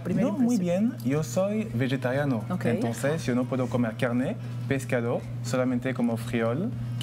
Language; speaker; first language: Spanish; non-native, fluent; French